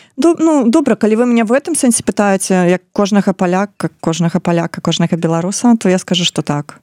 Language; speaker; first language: Belarusian; non-native, local second language; Russian